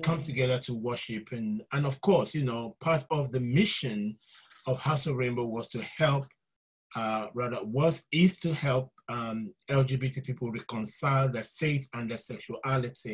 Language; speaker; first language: English; non-native, local second language; Yoruba